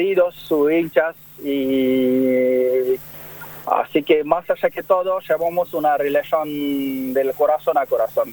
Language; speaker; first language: Spanish; non-native, learner; Bangla